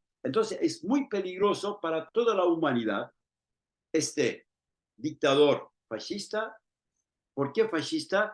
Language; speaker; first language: Spanish; non-native, fluent; Turkish